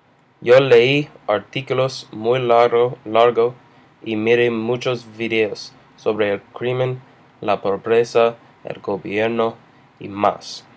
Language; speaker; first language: Spanish; non-native, learner; English